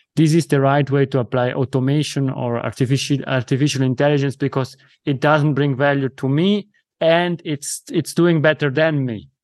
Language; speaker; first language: English; non-native, fluent; Italian